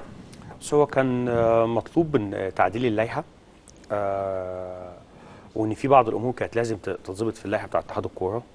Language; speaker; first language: Arabic; native; Arabic